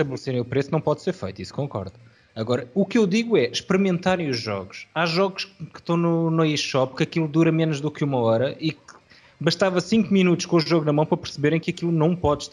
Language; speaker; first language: Portuguese; native; Portuguese